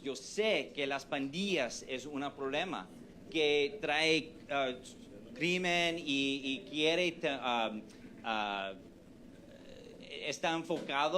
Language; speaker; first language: Spanish; non-native, fluent; English